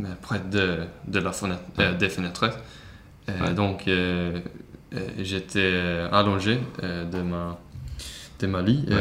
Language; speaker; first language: French; non-native, learner; Swedish